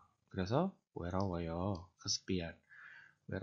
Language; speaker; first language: Korean; non-native, fluent; Indonesian